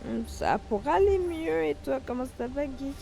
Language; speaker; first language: French; native; French